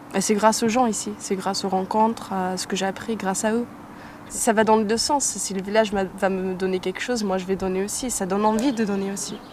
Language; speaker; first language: French; non-native, fluent; English